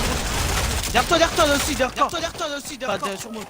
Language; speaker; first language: French; native; French